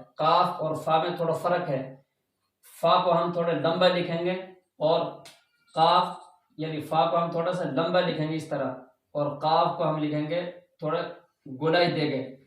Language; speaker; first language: Hindi; native; Hindi